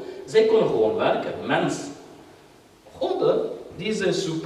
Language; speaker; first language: Dutch; non-native, fluent; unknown